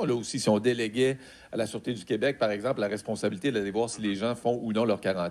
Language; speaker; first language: French; native; French